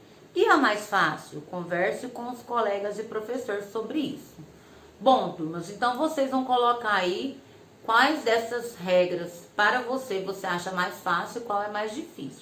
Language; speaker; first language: Portuguese; native; Portuguese